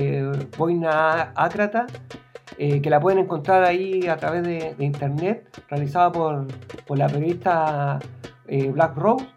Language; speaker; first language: Spanish; native; Spanish